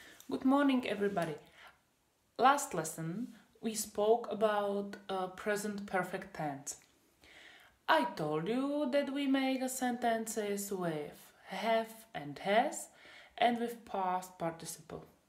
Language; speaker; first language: English; non-native, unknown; Czech